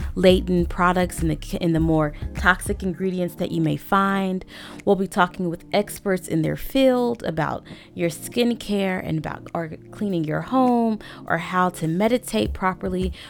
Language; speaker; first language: English; native; English